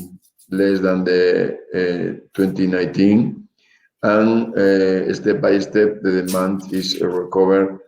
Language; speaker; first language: English; non-native, learner; Spanish